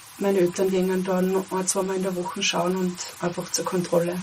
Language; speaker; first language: German; native; German